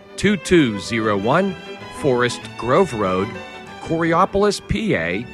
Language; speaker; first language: English; native; English